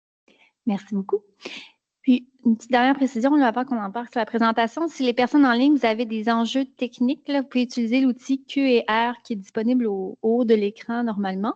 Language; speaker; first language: French; native; French